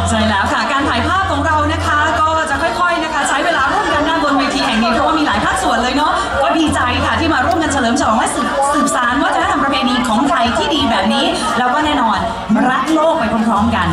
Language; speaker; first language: Thai; native; Thai